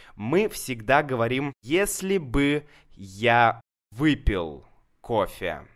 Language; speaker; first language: Russian; native; Russian